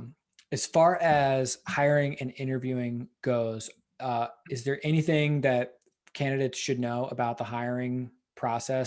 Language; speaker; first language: English; native; English